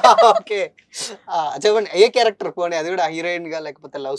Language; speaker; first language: Telugu; native; Telugu